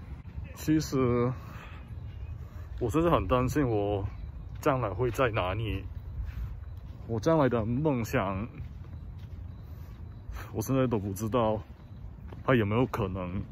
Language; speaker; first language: Chinese; non-native, learner; English